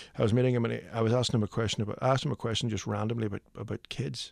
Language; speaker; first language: English; native; English